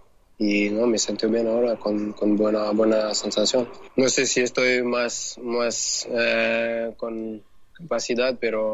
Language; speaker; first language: Spanish; non-native, fluent; French